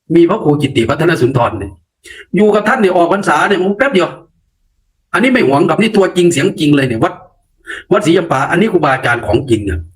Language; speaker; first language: Thai; native; Thai